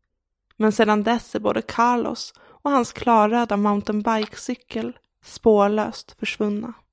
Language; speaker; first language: Swedish; native; Swedish